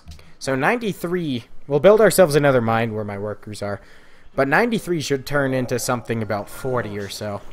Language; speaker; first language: English; native; English